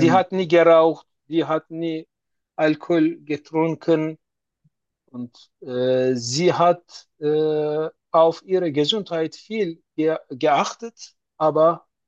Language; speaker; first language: German; non-native, learner; Turkish